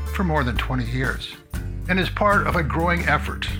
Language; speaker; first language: English; native; English